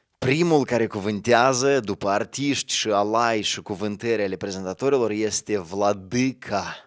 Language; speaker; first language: Romanian; native; Romanian